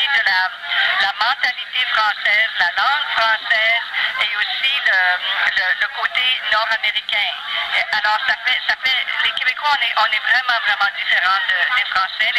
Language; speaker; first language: French; native; French